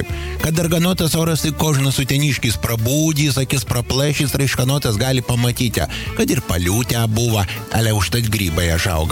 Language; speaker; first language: Lithuanian; native; Lithuanian